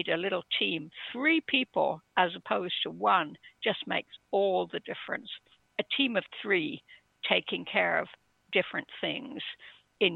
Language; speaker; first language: English; native; English